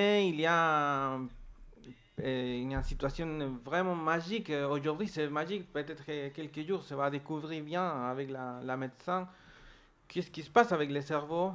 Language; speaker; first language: French; non-native, learner; Spanish